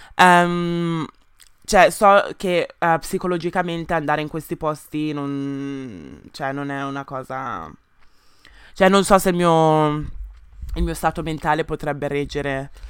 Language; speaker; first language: Italian; early bilingual, other home language; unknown